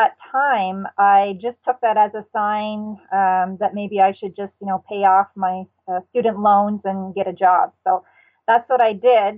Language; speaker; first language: English; native; English